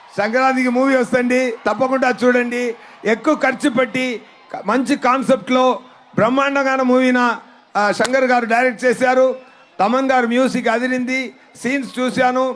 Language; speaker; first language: Telugu; non-native, learner; Tamil